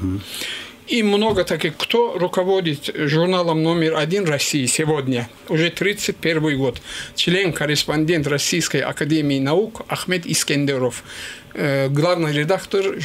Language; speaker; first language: Russian; non-native, local second language; Azerbaijani